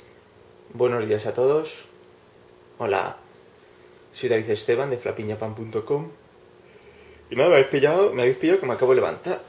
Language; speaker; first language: Spanish; native; Spanish